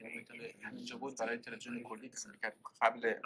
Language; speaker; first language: Persian; non-native, learner; Kurdish